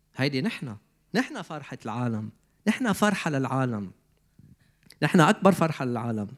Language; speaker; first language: Arabic; native; Arabic